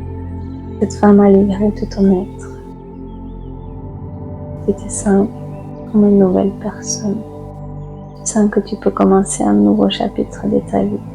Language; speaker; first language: French; native; French